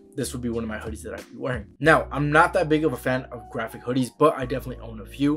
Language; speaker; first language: English; native; English